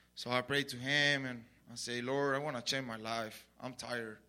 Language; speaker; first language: English; non-native, learner; Spanish